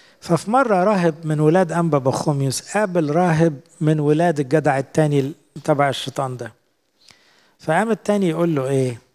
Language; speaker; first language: Arabic; native; Arabic